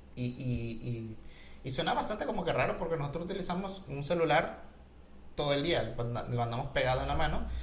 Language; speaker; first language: Spanish; native; Spanish